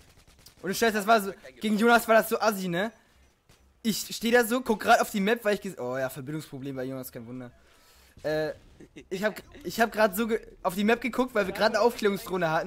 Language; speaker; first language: German; native; German